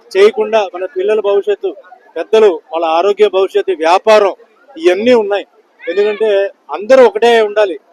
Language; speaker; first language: Telugu; non-native, fluent; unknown